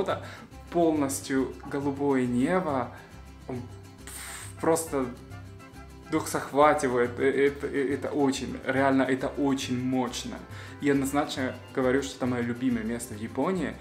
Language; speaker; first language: Russian; non-native, fluent; Spanish